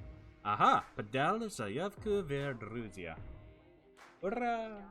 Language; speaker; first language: Russian; non-native, learner; English